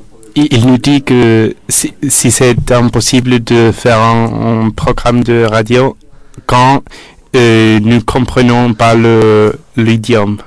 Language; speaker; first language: French; non-native, learner; Spanish